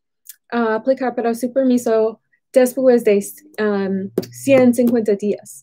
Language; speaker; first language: Spanish; non-native, fluent; English